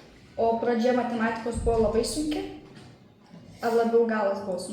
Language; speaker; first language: Lithuanian; non-native, local second language; Russian